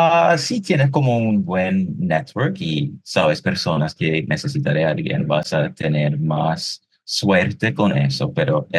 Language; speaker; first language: Spanish; non-native, fluent; English